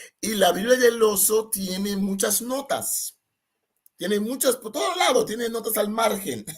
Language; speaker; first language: Spanish; non-native, fluent; Papiamento